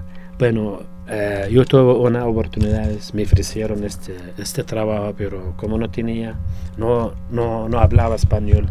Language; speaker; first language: Spanish; non-native, fluent; Arabic